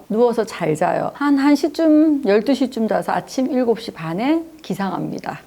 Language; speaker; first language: Korean; native; Korean